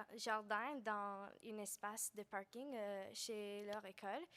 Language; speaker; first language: French; non-native, learner; English